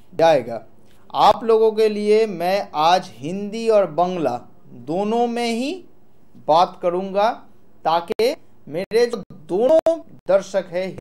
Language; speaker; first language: Hindi; non-native, local second language; Bangla